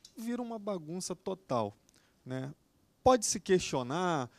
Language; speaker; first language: Portuguese; native; Portuguese